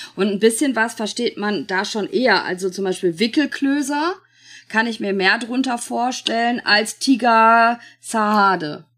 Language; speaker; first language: German; native; German